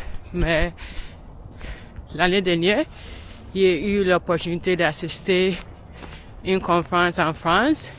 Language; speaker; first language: French; non-native, learner; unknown